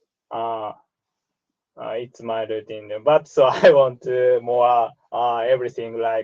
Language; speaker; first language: English; non-native, learner; Japanese